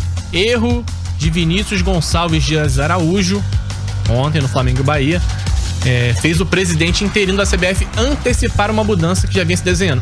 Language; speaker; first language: Portuguese; native; Portuguese